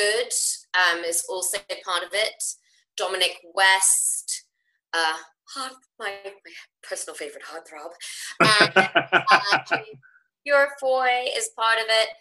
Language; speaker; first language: English; native; English